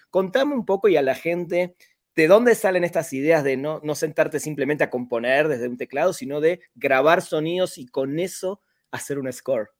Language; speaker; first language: Spanish; native; Spanish